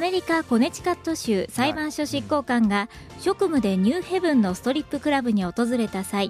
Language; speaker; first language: Japanese; native; Japanese